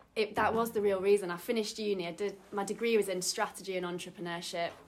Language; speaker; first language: English; native; English